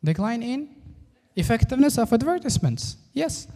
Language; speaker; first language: English; non-native, fluent; Uzbek